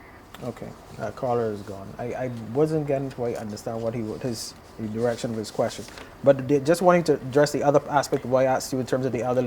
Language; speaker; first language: English; native; English